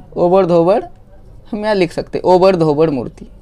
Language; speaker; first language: Hindi; non-native, local second language; Marathi